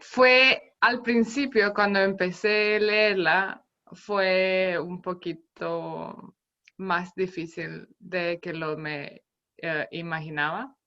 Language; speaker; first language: Spanish; non-native, fluent; Romanian